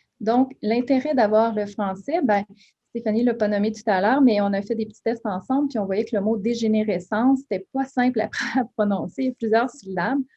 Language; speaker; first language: French; native; French